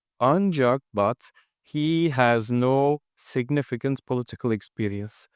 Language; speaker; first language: English; non-native, fluent; Turkish